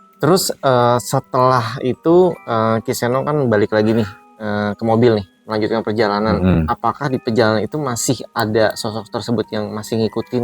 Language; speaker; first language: Indonesian; native; Indonesian